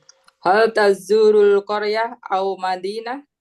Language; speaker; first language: Arabic; non-native, learner; Indonesian